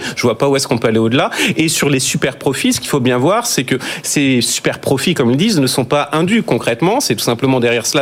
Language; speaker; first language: French; native; French